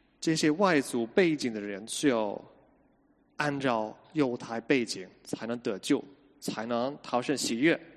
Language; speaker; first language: Chinese; non-native, fluent; English